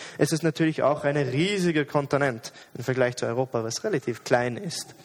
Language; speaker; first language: German; non-native, fluent; English